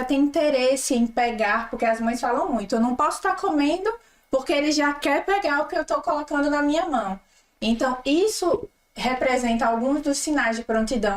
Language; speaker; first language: Portuguese; native; Portuguese